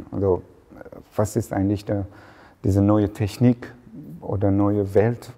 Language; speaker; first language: German; non-native, fluent; Persian